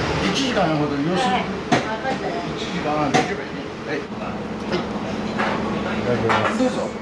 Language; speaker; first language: Japanese; native; Japanese